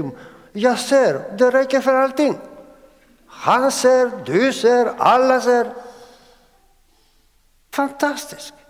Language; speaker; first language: Swedish; non-native, fluent; Greek